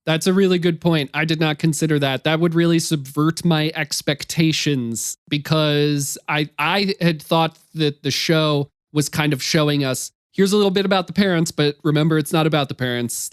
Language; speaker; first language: English; native; English